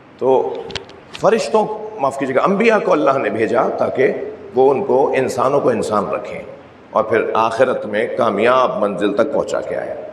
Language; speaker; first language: Urdu; native; Urdu